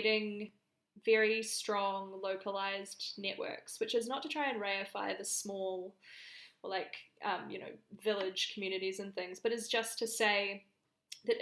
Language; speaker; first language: English; native; English